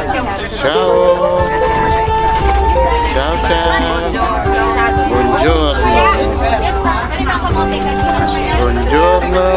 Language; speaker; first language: Italian; non-native, learner; Filipino